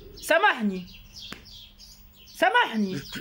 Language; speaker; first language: Arabic; native; Arabic